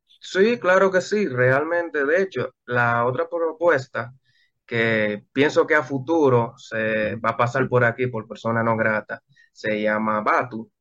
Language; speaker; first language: Spanish; native; Spanish